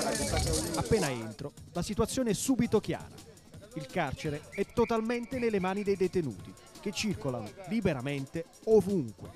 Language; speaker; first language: Italian; native; Italian